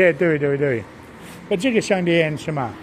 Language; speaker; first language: Chinese; non-native, learner; English